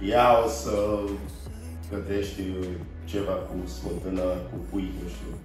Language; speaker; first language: Romanian; non-native, learner; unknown